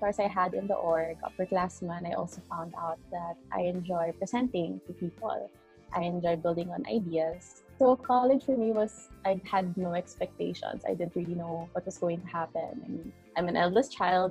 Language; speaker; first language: English; non-native, local second language; Cebuano